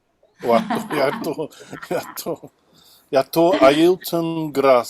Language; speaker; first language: Portuguese; non-native, fluent; English